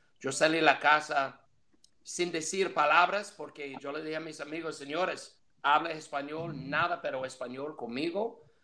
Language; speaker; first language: Spanish; non-native, fluent; English